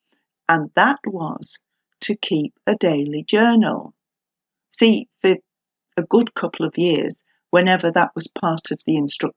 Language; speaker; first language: English; native; English